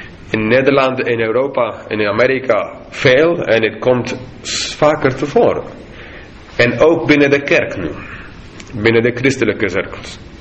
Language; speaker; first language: Dutch; non-native, fluent; English